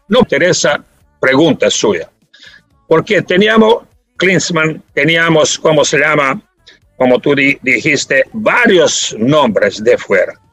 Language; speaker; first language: Spanish; non-native, fluent; Serbian